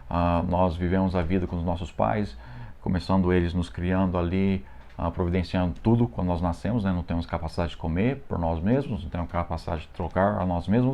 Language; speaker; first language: Portuguese; non-native, fluent; English